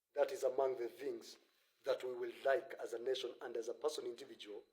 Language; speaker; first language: English; non-native, local second language; Swahili